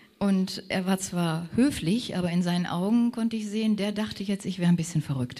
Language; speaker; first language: German; native; German